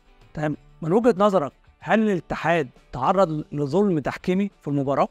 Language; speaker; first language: Arabic; native; Arabic